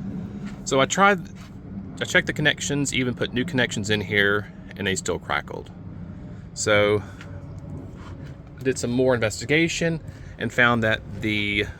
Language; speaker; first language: English; native; English